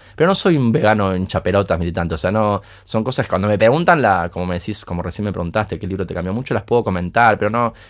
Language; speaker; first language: Spanish; early bilingual, other home language; Portuguese